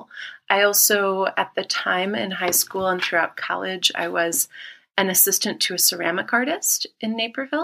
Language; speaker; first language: English; native; English